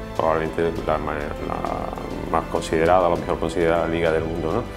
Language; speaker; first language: Spanish; native; Spanish